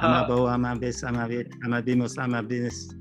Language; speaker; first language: Spanish; non-native, learner; English